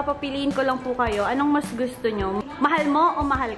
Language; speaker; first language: Filipino; native; Filipino